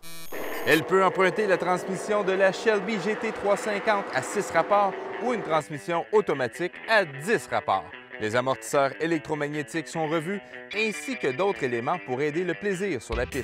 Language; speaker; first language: French; native; French